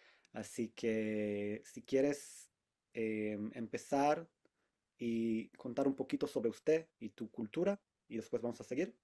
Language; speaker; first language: Spanish; non-native, fluent; Hebrew